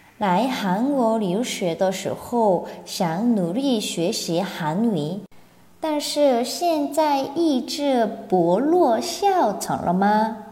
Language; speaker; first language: Chinese; non-native, fluent; Korean